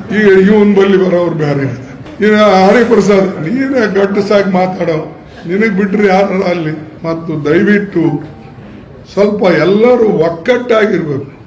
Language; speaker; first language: Kannada; native; Kannada